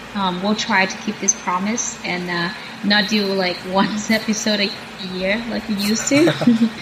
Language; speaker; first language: English; non-native, fluent; Vietnamese